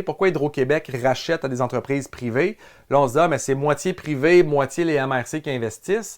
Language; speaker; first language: French; native; French